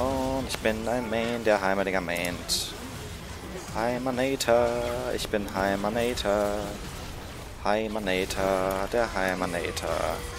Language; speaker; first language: German; native; German